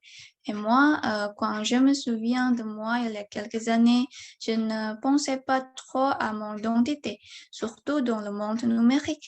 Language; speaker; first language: French; non-native, learner; Indonesian